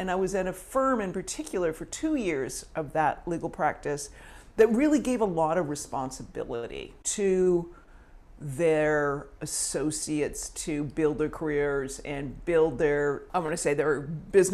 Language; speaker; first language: English; native; English